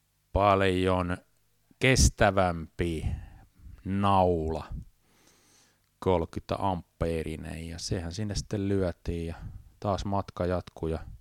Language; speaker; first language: Finnish; native; Finnish